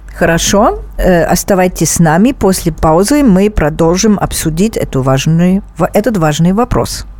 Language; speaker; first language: Russian; non-native, fluent; German